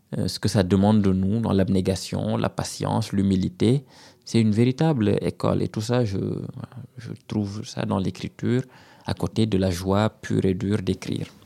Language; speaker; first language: French; non-native, local second language; Serer